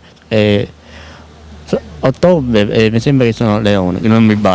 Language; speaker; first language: Italian; non-native, local second language; Sicilian